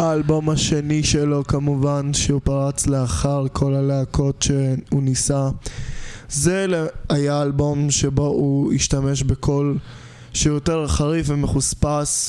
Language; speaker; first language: Hebrew; native; Hebrew